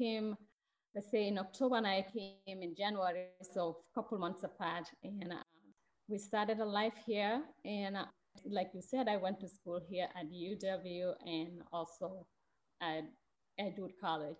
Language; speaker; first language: English; non-native, local second language; Mandingo